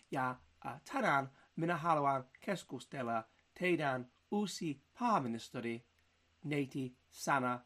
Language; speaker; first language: Finnish; non-native, learner; English